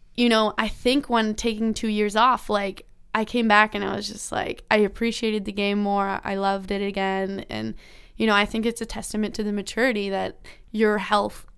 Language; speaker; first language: English; native; English